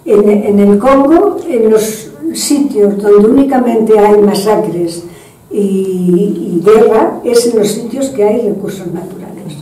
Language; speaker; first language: Spanish; non-native, fluent; French